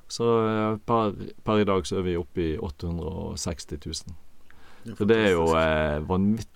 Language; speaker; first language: Norwegian; native; Norwegian